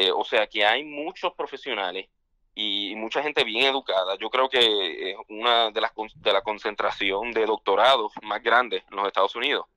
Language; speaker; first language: Spanish; native; Spanish